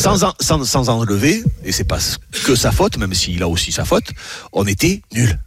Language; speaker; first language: French; native; French